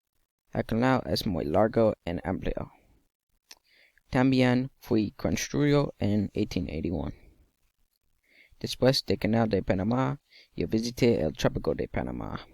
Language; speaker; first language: Spanish; non-native, learner; English